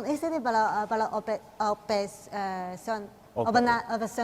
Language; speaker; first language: Spanish; non-native, learner; Chinese